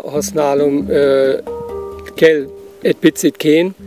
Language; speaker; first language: Hungarian; non-native, learner; German